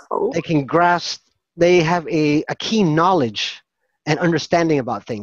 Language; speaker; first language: English; non-native, fluent; Filipino